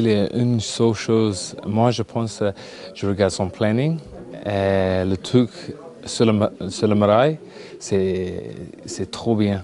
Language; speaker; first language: French; non-native, learner; English